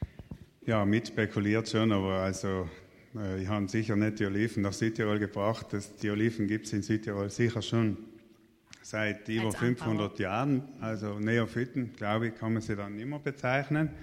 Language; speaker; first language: German; native; German